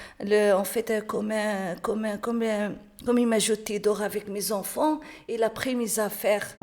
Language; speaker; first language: French; non-native, learner; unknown